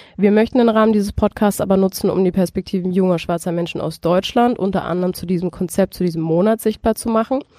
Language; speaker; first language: German; native; German